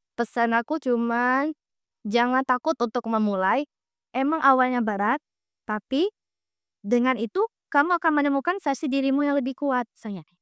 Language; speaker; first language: Indonesian; native; Indonesian